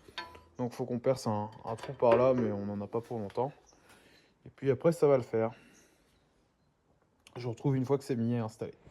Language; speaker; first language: French; native; French